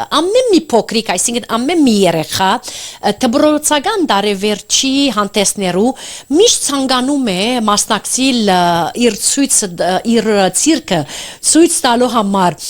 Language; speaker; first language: Armenian; early bilingual, heritage; Armenian